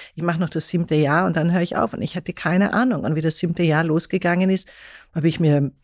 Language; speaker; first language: German; native; German